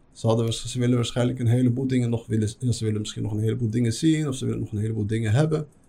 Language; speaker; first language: Dutch; early bilingual, other home language; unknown